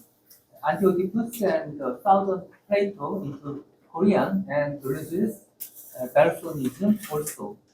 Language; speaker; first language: English; non-native, learner; Korean